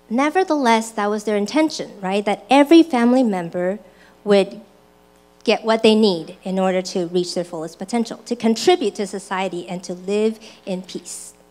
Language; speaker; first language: English; early bilingual, other home language; Chinese